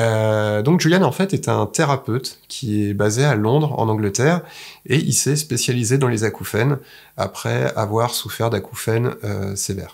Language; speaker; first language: French; native; French